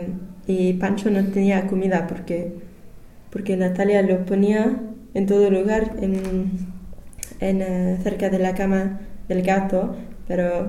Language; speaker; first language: Spanish; non-native, learner; English